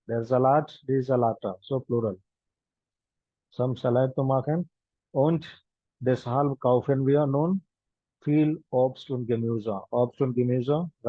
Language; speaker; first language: German; non-native, fluent; Hindi